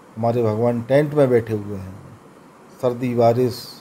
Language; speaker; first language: Hindi; native; Hindi